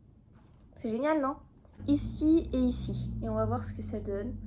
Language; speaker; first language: French; native; French